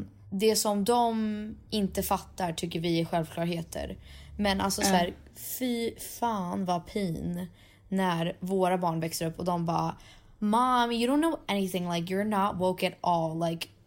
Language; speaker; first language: Swedish; native; Swedish